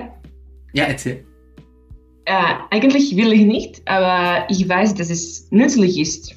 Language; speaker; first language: German; non-native, learner; Slovak